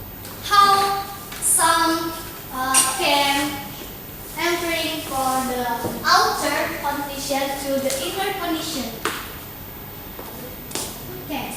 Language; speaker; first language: English; non-native, learner; Indonesian